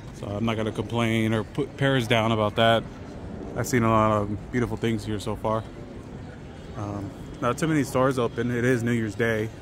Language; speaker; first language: English; native; English